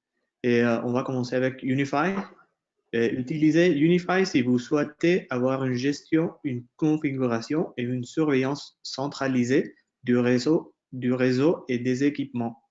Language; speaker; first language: French; non-native, fluent; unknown